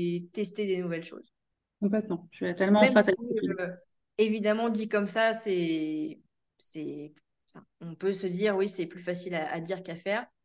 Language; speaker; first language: French; native; French